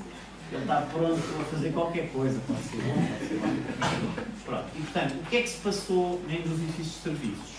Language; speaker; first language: Portuguese; native; Portuguese